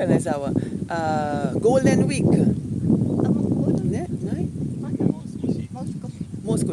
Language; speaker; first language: Japanese; non-native, learner; English